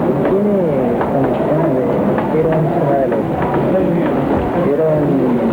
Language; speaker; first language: Spanish; non-native, learner; Portuguese